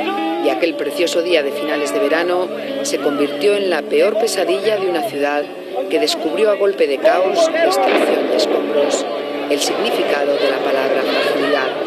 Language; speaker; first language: Spanish; native; Spanish